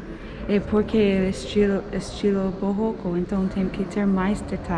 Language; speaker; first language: Portuguese; non-native, fluent; English